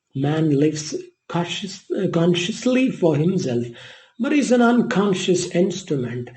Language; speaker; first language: English; non-native, local second language; Malayalam